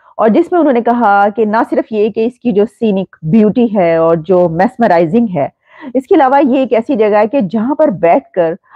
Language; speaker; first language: Hindi; native; Hindi